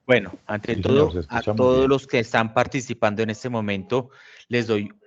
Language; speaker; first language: Spanish; native; Spanish